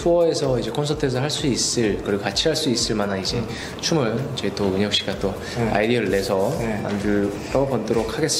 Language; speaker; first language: Korean; native; Korean